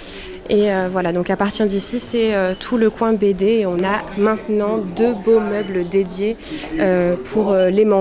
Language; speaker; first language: French; native; French